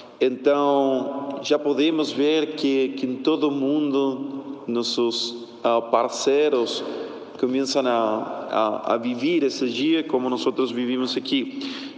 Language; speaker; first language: Portuguese; non-native, fluent; Spanish